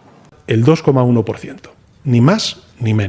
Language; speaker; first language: Spanish; native; Spanish